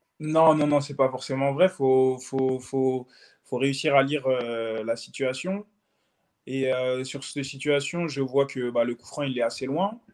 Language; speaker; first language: French; native; French